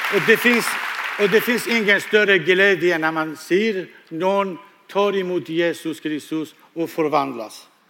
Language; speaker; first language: Swedish; non-native, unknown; Persian